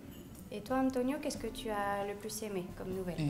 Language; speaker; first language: French; non-native, fluent; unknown